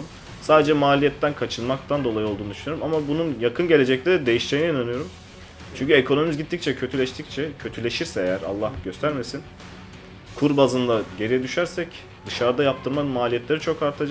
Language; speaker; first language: Turkish; native; Turkish